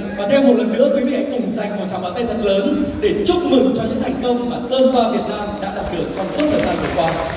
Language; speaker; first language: Vietnamese; native; Vietnamese